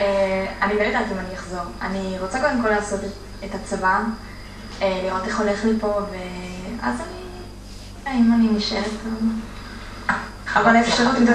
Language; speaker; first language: Hebrew; early bilingual, heritage; Hebrew